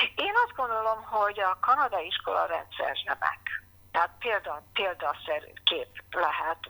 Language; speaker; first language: Hungarian; early bilingual, heritage; Hungarian